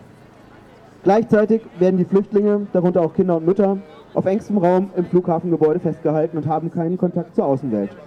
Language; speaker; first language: German; native; German